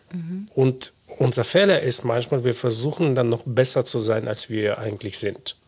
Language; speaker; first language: German; non-native, fluent; Russian